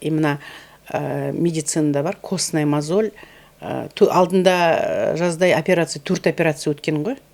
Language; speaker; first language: Russian; non-native, local second language; Kazakh